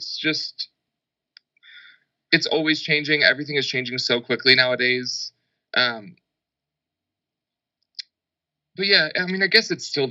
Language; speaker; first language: English; native; English